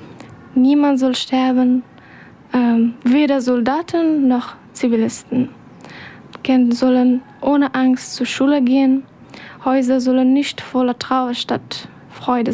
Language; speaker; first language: German; non-native, learner; Persian